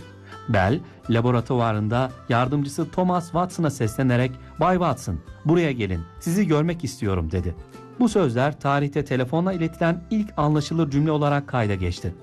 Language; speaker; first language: Turkish; native; Turkish